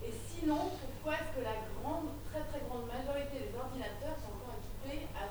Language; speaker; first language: French; native; French